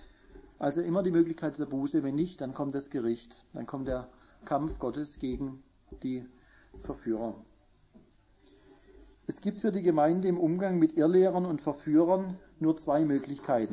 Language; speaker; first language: German; native; German